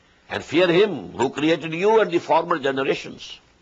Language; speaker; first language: English; non-native, local second language; Urdu